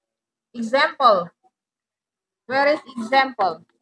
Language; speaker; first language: English; non-native, local second language; Indonesian